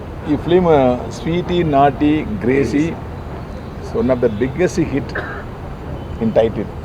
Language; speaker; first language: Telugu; non-native, learner; Tamil